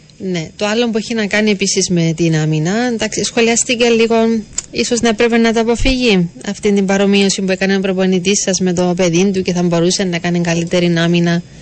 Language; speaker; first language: Greek; native; Greek